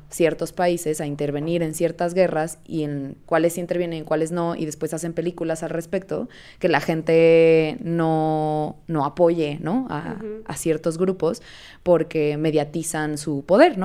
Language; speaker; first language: Spanish; native; Spanish